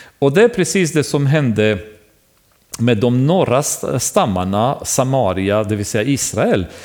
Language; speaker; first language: Swedish; non-native, fluent; Romanian